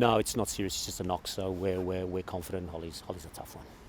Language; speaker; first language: English; native; English